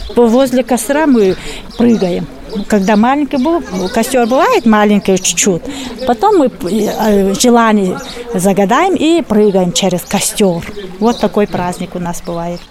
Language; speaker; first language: Russian; non-native, local second language; Lezghian